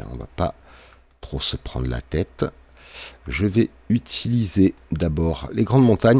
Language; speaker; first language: French; native; French